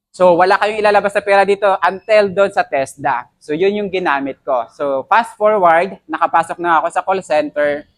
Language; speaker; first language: Filipino; non-native, local second language; Hiligaynon